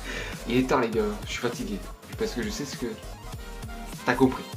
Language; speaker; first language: French; native; French